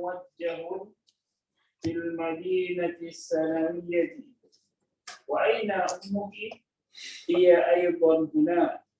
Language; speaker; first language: Arabic; non-native, learner; Indonesian